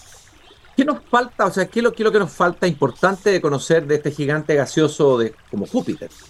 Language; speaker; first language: Spanish; native; Spanish